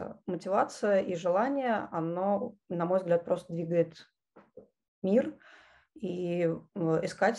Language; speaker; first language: Russian; native; Russian